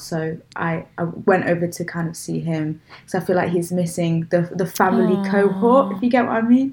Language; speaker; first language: English; native; English